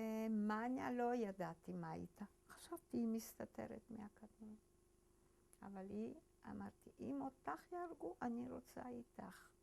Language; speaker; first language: Hebrew; early bilingual, other home language; Polish